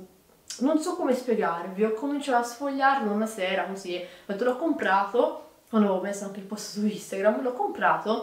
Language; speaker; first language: Italian; native; Italian